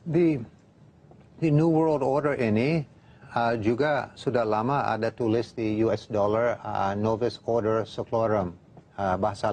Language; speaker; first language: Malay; non-native, fluent; English